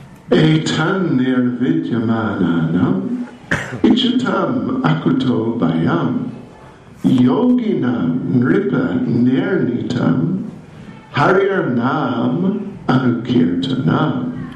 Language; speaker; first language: Russian; non-native, learner; English